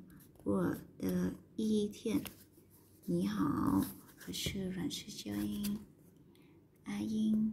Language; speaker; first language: Chinese; non-native, learner; Vietnamese